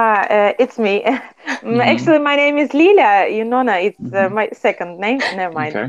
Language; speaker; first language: English; non-native, learner; Russian